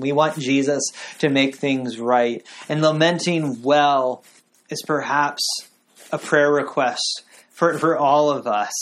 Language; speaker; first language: English; native; English